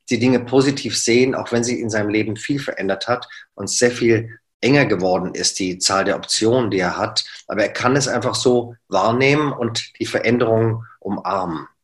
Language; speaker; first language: German; native; German